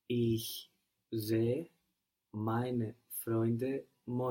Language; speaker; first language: German; non-native, learner; English